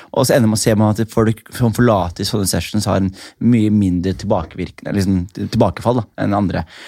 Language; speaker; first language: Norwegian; early bilingual, other home language; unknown